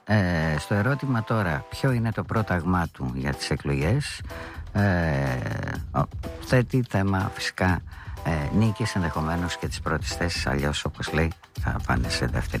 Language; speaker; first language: Greek; native; Greek